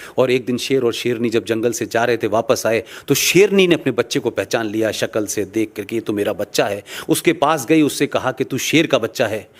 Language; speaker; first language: Hindi; native; Hindi